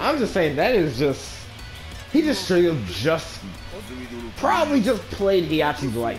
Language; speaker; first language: English; native; English